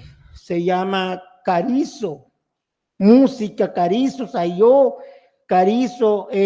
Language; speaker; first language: Spanish; non-native, local second language; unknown